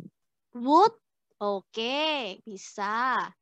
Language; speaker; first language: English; non-native, learner; Indonesian